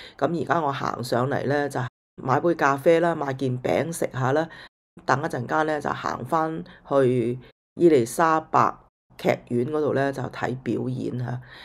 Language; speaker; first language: Cantonese; native; Cantonese